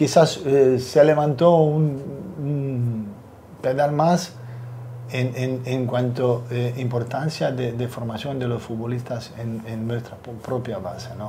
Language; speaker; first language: Spanish; non-native, fluent; Serbian